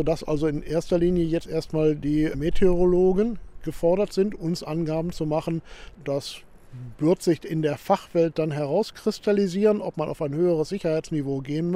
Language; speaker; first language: German; native; German